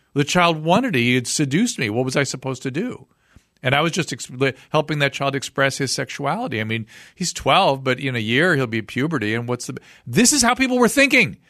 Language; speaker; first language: English; native; English